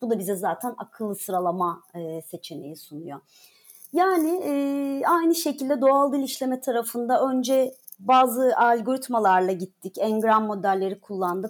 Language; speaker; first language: Turkish; native; Turkish